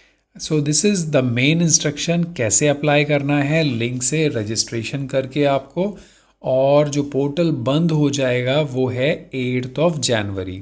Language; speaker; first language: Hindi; native; Hindi